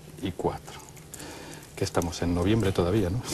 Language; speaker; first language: Spanish; native; Spanish